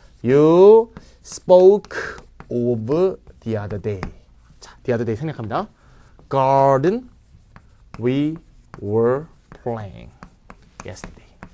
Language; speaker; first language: English; non-native, fluent; Korean